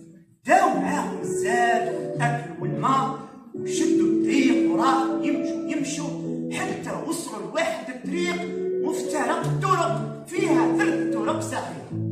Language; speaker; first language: Arabic; native; Arabic